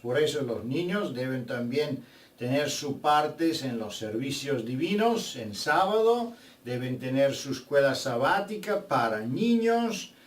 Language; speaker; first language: Spanish; non-native, fluent; Bulgarian